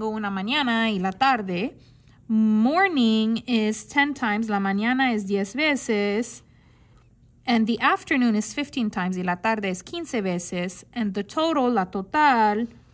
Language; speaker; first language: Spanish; non-native, learner; English